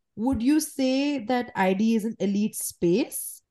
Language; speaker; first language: English; non-native, local second language; Hindi